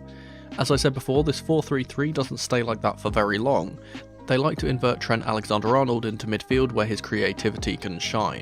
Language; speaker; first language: English; native; English